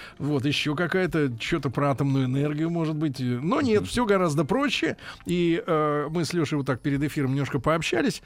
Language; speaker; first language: Russian; native; Russian